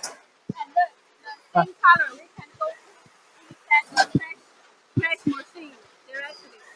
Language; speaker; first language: English; non-native, fluent; Chinese